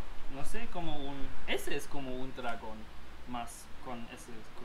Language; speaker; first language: Spanish; non-native, learner; German